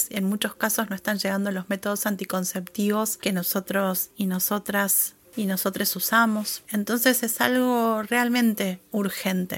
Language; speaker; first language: Spanish; native; Spanish